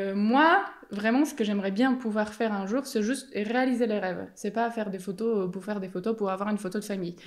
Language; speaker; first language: French; non-native, fluent; Polish